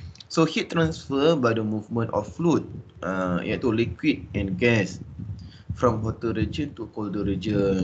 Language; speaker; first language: English; non-native, local second language; Malay